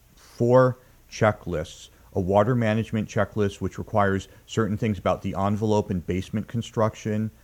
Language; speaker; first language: English; native; English